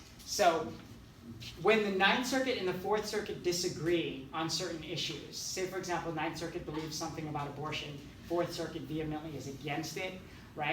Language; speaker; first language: English; native; English